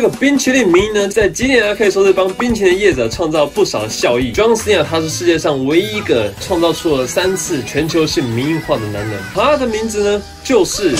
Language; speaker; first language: Chinese; native; Chinese